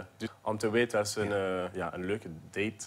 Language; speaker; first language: Dutch; non-native, local second language; French